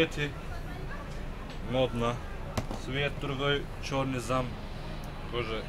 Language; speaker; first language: Russian; non-native, learner; Turkish